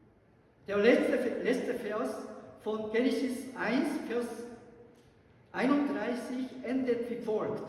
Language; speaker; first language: German; non-native, learner; Korean